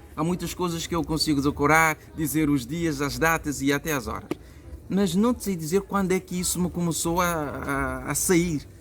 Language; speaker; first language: Portuguese; non-native, local second language; Kabuverdianu